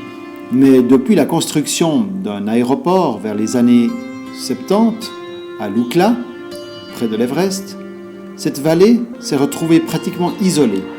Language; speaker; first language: French; native; French